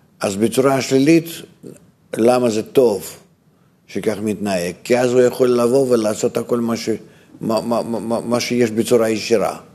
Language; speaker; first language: Hebrew; non-native, fluent; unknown